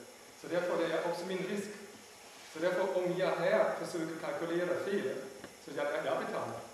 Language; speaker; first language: Swedish; non-native, learner; German